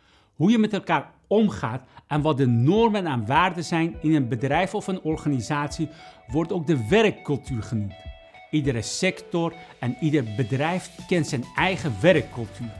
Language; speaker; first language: Dutch; non-native, fluent; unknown